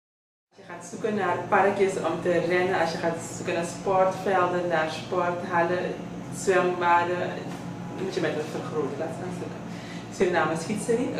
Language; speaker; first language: Dutch; native; Dutch